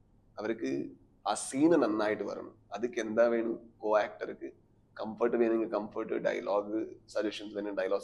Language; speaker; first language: Malayalam; non-native, learner; Kannada